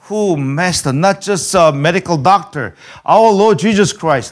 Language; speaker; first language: English; non-native, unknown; Korean